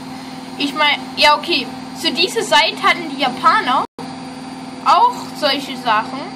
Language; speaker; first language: German; non-native, fluent; English